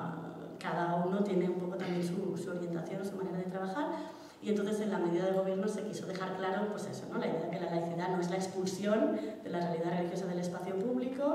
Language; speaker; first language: Spanish; native; Spanish